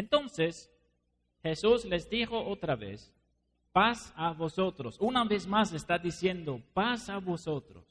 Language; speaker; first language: Spanish; non-native, fluent; Dutch